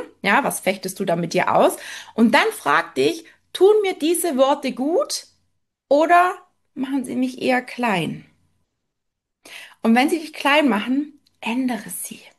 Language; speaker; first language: German; native; German